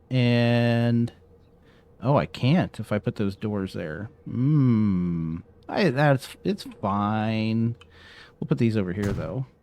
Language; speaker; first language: English; native; English